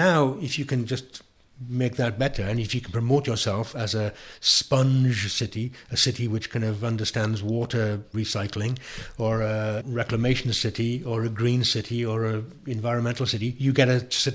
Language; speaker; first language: English; native; English